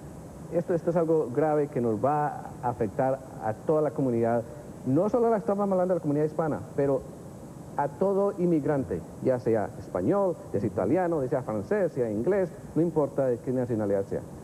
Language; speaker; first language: Spanish; native; Spanish